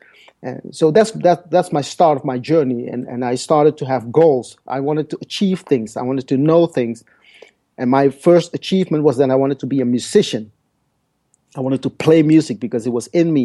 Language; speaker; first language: English; non-native, fluent; Dutch